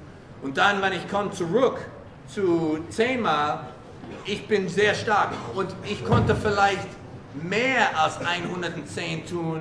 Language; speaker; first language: German; non-native, learner; English